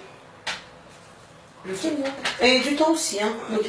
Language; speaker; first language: French; non-native, local second language; Arabic